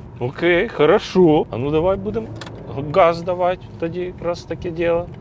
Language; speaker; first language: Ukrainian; non-native, local second language; Russian